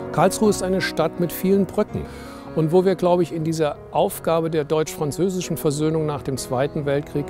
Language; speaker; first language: German; native; German